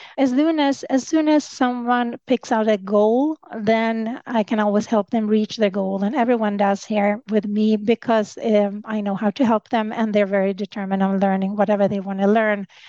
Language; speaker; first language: English; non-native, fluent; Swedish